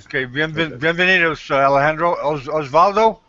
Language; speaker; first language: Spanish; non-native, learner; English